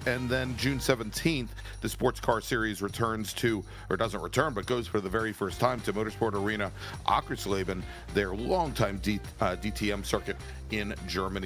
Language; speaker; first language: English; native; English